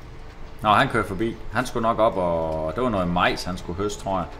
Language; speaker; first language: Danish; native; Danish